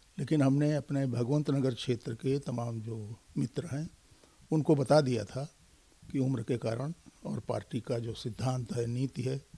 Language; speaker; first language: Hindi; native; Hindi